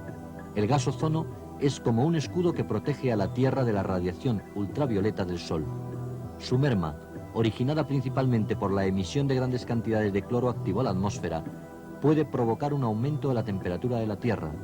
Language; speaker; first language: Spanish; native; Spanish